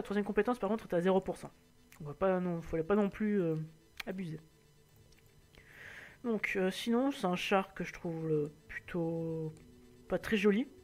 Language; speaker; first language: French; native; French